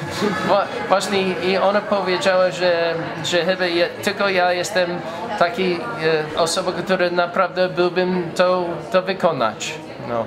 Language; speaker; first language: Polish; non-native, learner; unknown